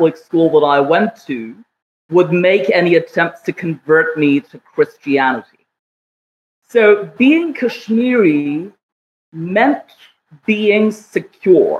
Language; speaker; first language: English; non-native, local second language; Kashmiri